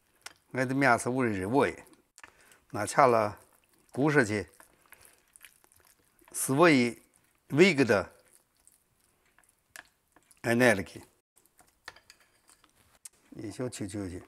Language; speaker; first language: Russian; non-native, learner; Chinese